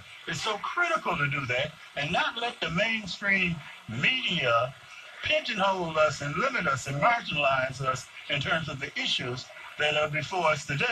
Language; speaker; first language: English; native; English